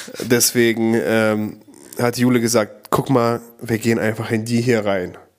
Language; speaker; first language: German; native; German